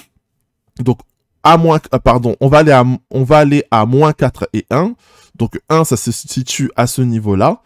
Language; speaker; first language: French; native; French